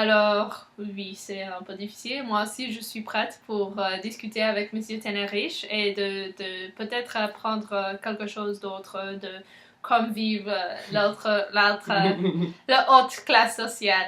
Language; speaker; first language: French; non-native, learner; English